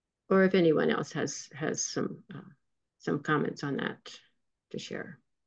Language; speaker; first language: English; native; English